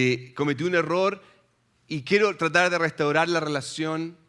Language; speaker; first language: Spanish; native; Spanish